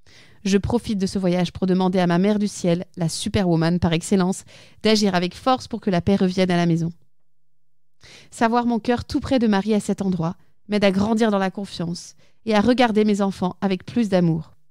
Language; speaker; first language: French; native; French